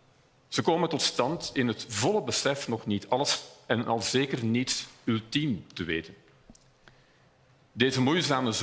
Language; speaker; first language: Dutch; native; Dutch